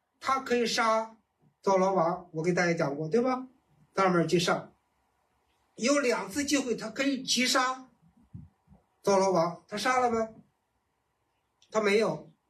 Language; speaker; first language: Chinese; native; Chinese